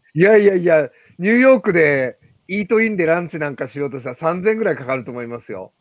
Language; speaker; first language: Japanese; native; Japanese